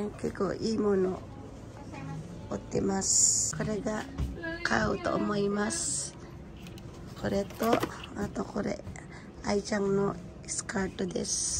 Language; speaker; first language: Japanese; non-native, fluent; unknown